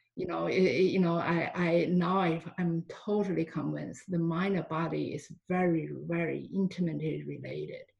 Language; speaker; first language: English; non-native, fluent; Chinese